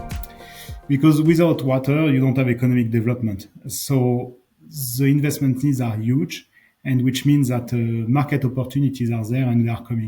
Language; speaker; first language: English; non-native, fluent; French